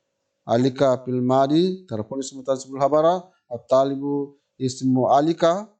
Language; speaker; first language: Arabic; non-native, fluent; Indonesian